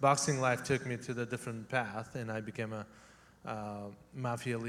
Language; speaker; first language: English; non-native, fluent; Uzbek